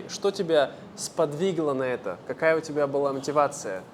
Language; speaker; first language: Russian; native; Russian